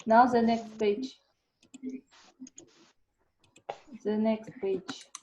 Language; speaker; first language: English; non-native, learner; Kazakh